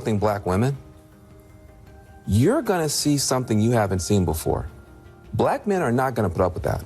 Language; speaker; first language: English; native; English